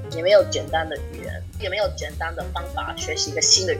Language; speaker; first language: Chinese; early bilingual, heritage; English